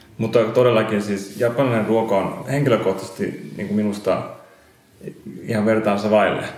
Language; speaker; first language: Finnish; non-native, local second language; Swedish